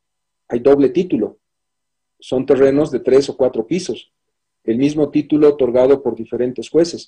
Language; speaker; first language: Spanish; native; Spanish